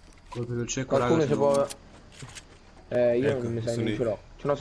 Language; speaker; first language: Italian; native; Italian